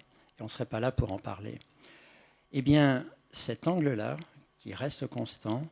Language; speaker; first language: French; native; French